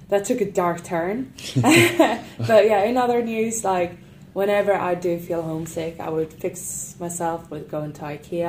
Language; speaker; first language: English; non-native, fluent; Swedish